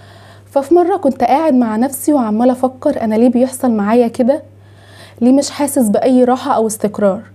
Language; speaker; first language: Arabic; native; Arabic